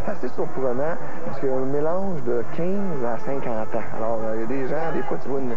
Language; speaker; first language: French; native; French